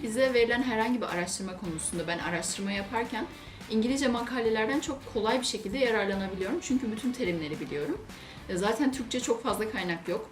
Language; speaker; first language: Turkish; native; Turkish